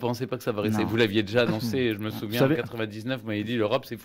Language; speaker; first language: French; native; French